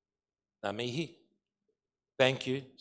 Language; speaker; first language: English; native; English